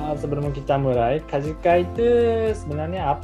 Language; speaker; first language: Indonesian; non-native, learner; Japanese